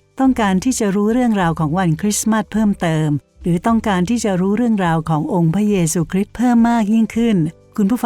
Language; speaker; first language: Thai; native; Thai